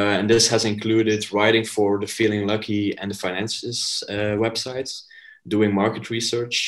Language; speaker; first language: English; non-native, fluent; Dutch